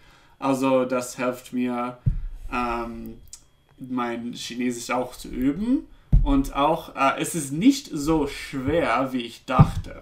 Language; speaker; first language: German; non-native, fluent; English